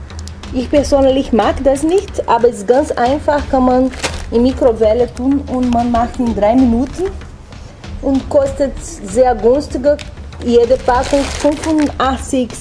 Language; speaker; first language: German; non-native, learner; Portuguese